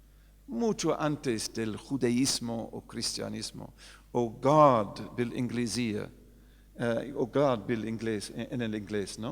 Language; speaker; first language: Spanish; non-native, fluent; English